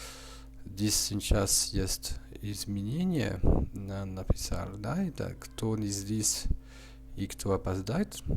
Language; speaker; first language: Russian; non-native, learner; French